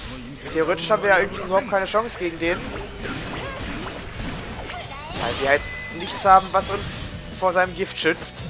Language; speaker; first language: German; native; German